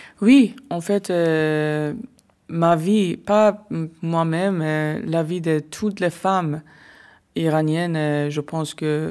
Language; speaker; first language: French; non-native, learner; Persian